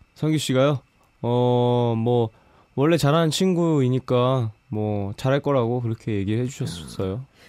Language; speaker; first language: Korean; native; Korean